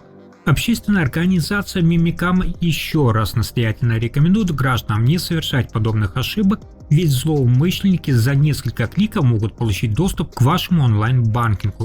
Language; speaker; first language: Russian; native; Russian